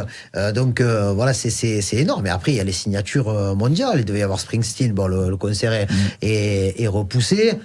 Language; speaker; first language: French; native; French